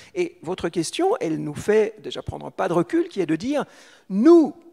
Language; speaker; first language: French; native; French